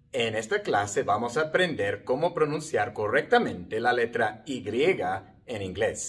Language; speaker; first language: Spanish; non-native, fluent; English